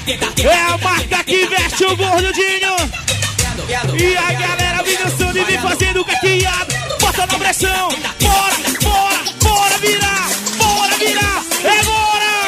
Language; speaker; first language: Portuguese; native; Portuguese